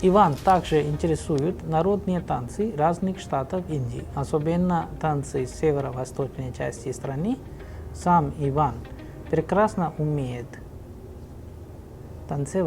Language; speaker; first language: Russian; non-native, fluent; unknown